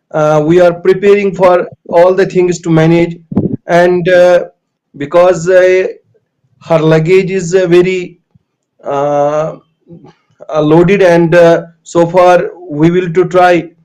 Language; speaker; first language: English; non-native, local second language; Kashmiri